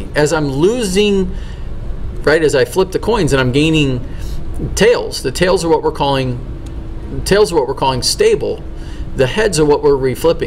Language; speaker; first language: English; native; English